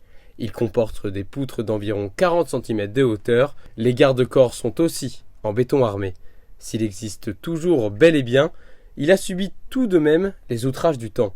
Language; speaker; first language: French; native; French